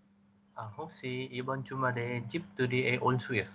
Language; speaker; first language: Korean; non-native, fluent; Vietnamese